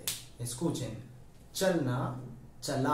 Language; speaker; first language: Spanish; non-native, fluent; Hindi